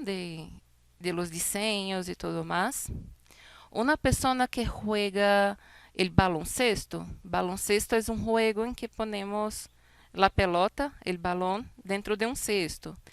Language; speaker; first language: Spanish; non-native, fluent; Portuguese